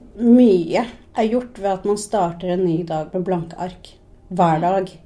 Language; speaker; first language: Norwegian; early bilingual, other home language; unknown